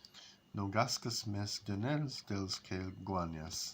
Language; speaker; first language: Catalan; non-native, learner; English